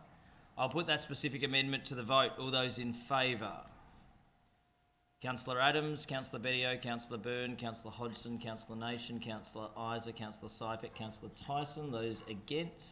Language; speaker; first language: English; native; English